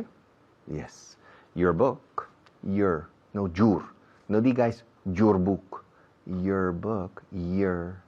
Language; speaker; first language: English; non-native, fluent; Spanish